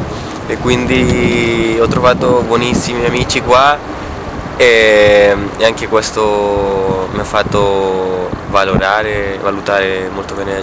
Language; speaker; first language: Italian; non-native, fluent; Spanish